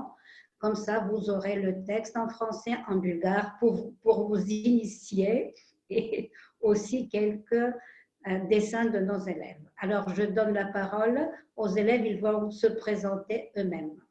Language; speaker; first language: French; non-native, fluent; Bulgarian